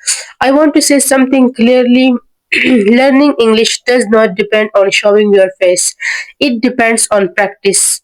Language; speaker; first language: English; non-native, learner; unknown